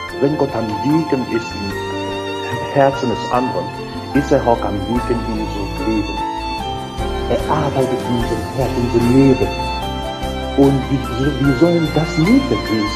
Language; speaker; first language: German; non-native, learner; French